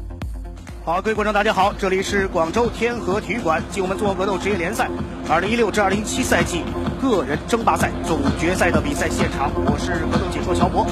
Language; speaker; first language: Chinese; native; Chinese